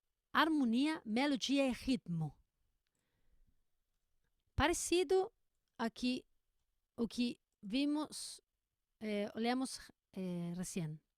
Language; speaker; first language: Portuguese; non-native, learner; Spanish